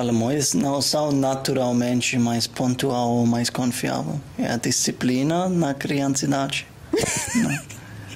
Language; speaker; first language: Portuguese; non-native, learner; German